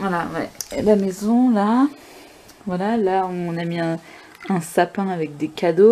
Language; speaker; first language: French; native; French